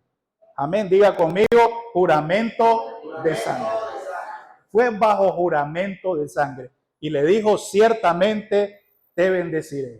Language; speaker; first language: Spanish; native; Spanish